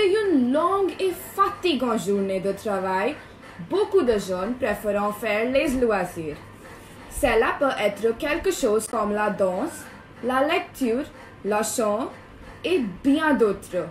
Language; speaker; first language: French; non-native, learner; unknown